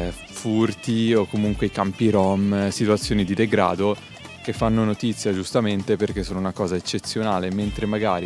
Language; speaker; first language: Italian; native; Italian